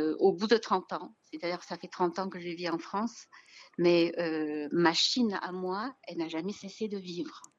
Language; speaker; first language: French; non-native, fluent; Chinese